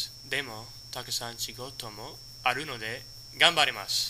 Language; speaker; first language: Japanese; non-native, learner; English